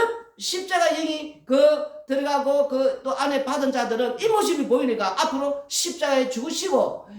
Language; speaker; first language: Korean; native; Korean